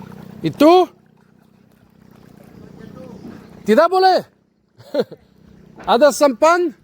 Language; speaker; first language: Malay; non-native, learner; German